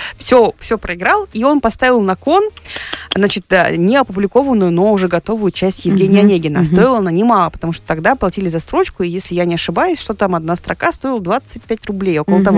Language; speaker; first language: Russian; native; Russian